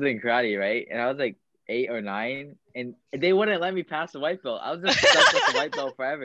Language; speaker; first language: English; native; English